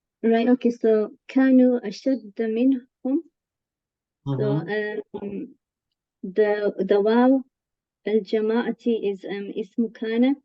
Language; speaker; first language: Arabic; non-native, learner; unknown